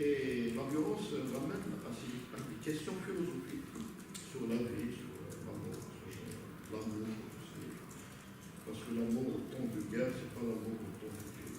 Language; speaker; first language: French; non-native, local second language; Arabic